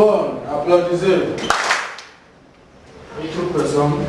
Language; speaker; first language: French; non-native, learner; Igbo